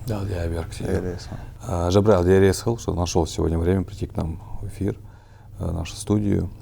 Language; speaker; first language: Russian; non-native, local second language; Chechen